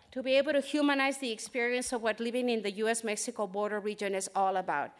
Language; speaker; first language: English; early bilingual, other home language; Spanish